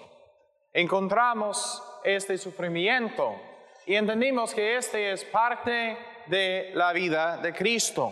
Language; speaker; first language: Spanish; non-native, learner; English